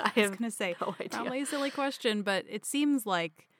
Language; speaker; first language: English; native; English